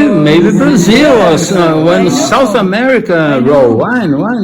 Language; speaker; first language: English; non-native, learner; Portuguese